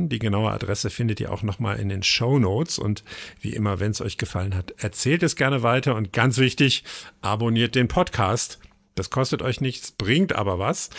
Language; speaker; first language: German; native; German